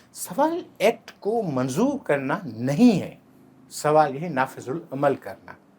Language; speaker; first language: Urdu; non-native, local second language; Sindhi